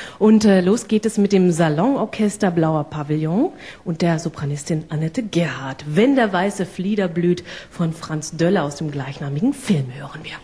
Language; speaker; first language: German; native; German